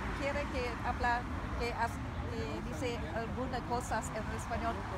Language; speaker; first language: Spanish; non-native, learner; Vietnamese